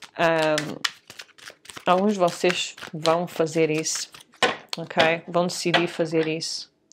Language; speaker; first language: Portuguese; early bilingual, heritage; Portuguese